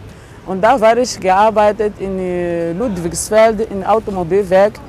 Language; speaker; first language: German; non-native, learner; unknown